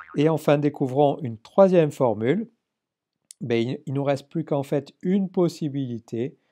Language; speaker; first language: French; native; French